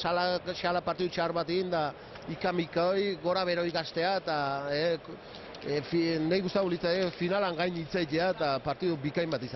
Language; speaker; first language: Basque; native; Basque